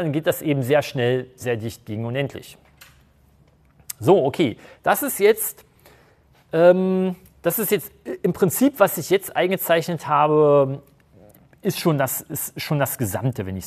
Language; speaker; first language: German; native; German